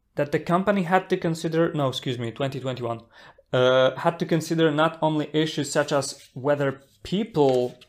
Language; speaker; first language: English; non-native, fluent; Polish